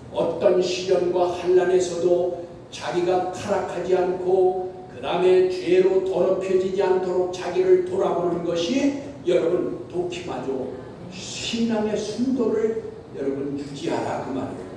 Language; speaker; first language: Korean; native; Korean